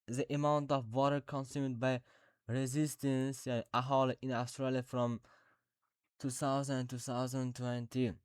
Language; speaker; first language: English; non-native, learner; Uzbek